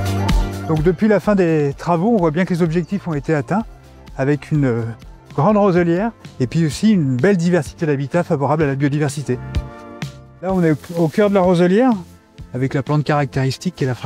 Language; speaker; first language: French; native; French